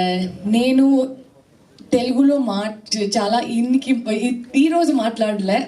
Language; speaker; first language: Telugu; non-native, learner; Kannada